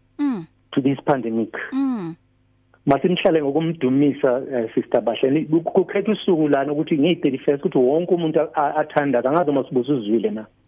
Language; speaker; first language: Zulu; native; Zulu